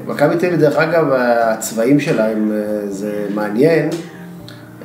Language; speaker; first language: Hebrew; native; Hebrew